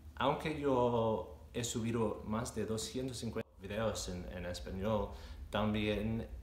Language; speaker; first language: Spanish; non-native, fluent; English